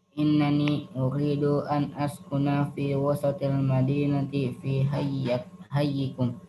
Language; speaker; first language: Arabic; non-native, learner; Indonesian